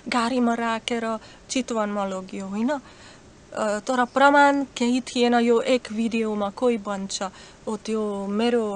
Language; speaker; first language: Nepali; non-native, learner; Slovak